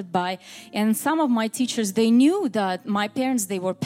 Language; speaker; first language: English; non-native, fluent; Russian